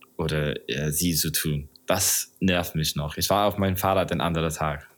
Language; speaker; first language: German; non-native, learner; English